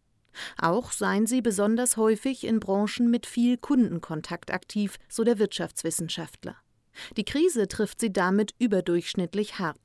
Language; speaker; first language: German; native; German